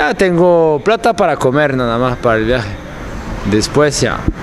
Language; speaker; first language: Spanish; non-native, learner; French